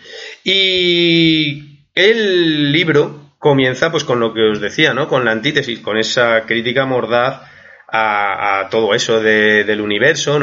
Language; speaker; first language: Spanish; native; Spanish